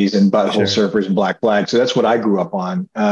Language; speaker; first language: English; native; English